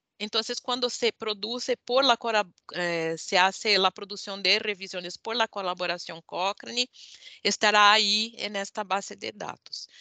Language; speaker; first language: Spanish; non-native, learner; Portuguese